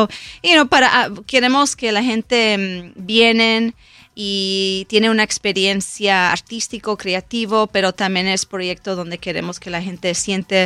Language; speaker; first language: Spanish; non-native, local second language; English